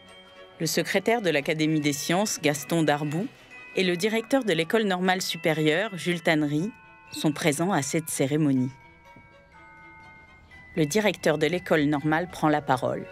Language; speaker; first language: French; native; French